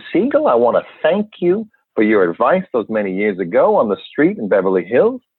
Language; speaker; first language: English; native; English